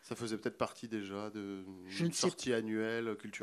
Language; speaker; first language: French; native; French